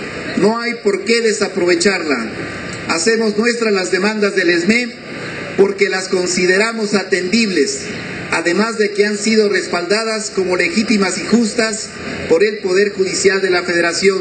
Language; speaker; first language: Spanish; native; Spanish